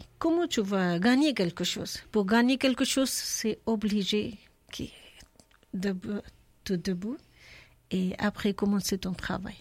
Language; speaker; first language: French; non-native, learner; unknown